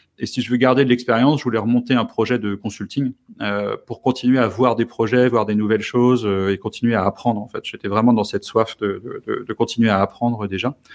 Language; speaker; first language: French; native; French